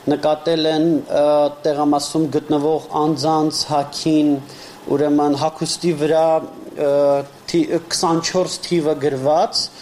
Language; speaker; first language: Armenian; native; Armenian